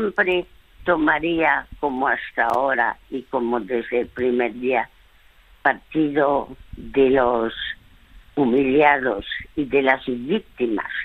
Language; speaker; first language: Spanish; non-native, fluent; French